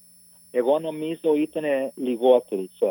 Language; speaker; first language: Greek; early bilingual, heritage; Greek